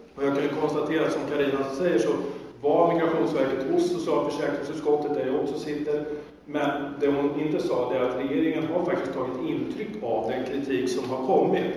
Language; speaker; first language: Swedish; native; Swedish